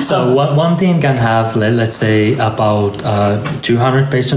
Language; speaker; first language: English; non-native, fluent; Finnish